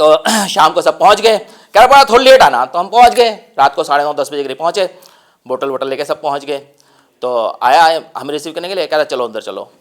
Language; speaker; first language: Hindi; non-native, local second language; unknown